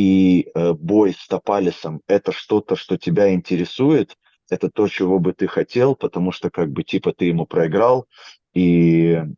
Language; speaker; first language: Russian; native; Russian